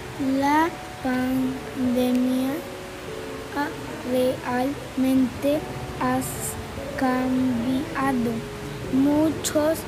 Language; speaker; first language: Spanish; non-native, learner; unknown